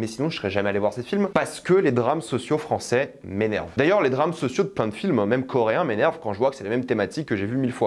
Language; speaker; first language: French; native; French